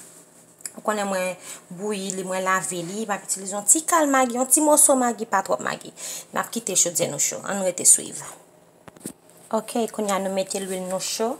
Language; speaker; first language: French; non-native, learner; Haitian Creole